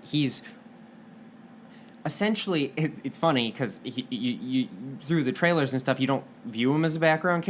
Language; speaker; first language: English; native; English